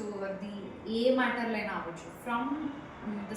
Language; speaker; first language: Telugu; non-native, local second language; Kannada